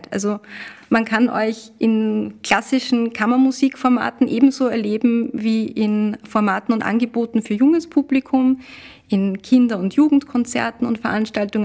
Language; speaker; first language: German; native; German